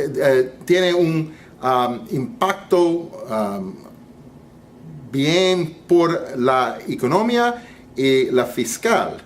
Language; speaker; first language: Spanish; non-native, learner; English